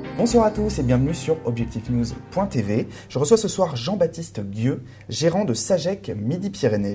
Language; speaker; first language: French; native; French